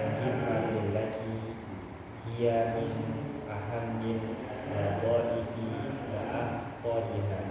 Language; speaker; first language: Arabic; non-native, learner; Indonesian